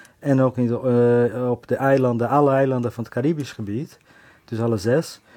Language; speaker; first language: Dutch; non-native, fluent; Portuguese